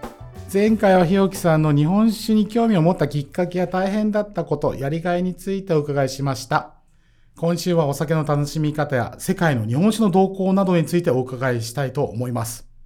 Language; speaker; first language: Japanese; native; Japanese